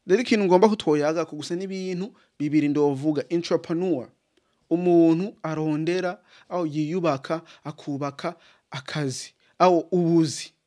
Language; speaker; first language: Rundi; native; Rundi